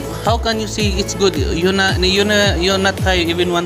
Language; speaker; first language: English; non-native, learner; Filipino